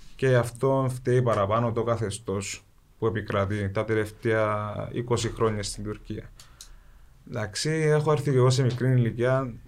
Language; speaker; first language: Greek; early bilingual, other home language; Kurdish